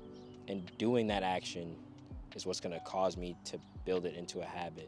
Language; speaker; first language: English; native; English